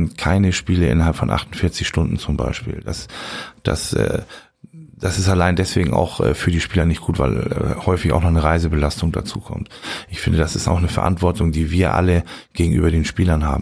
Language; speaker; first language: German; native; German